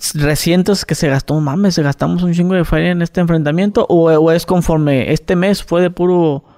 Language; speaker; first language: Spanish; native; Spanish